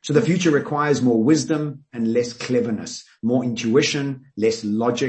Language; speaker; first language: English; native; English